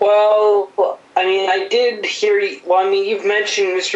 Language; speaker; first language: English; native; English